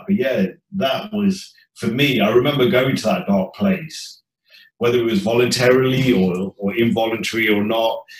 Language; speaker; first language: English; native; English